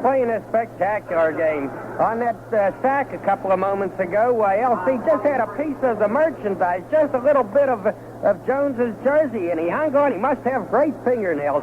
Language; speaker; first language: English; native; English